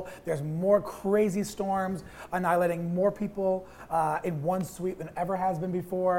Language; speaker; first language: English; native; English